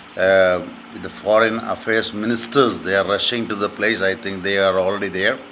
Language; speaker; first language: English; non-native, local second language; Malayalam